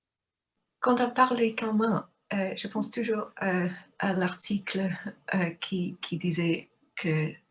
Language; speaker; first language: French; non-native, fluent; English